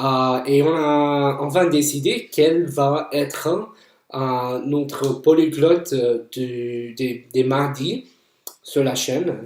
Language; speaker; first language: French; non-native, fluent; English